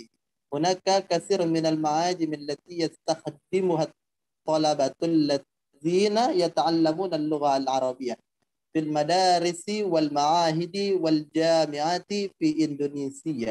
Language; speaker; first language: Arabic; non-native, learner; Indonesian